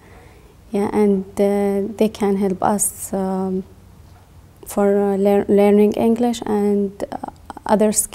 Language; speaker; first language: English; non-native, learner; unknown